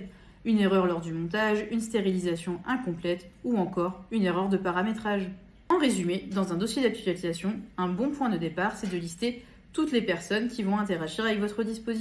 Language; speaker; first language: French; native; French